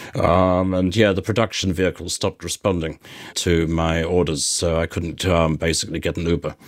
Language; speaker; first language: English; native; English